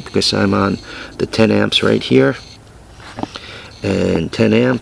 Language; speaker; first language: English; native; English